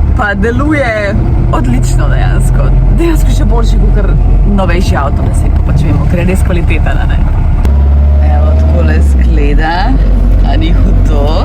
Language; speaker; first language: Slovenian; early bilingual, other home language; Serbian